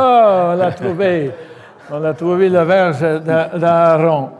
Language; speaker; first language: French; native; French